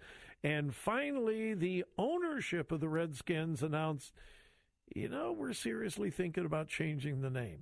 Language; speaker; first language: English; native; English